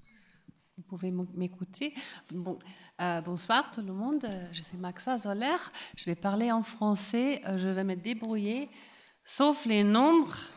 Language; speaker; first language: French; non-native, fluent; German